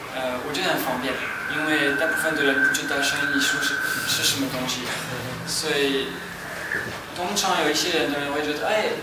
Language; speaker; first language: Chinese; non-native, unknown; French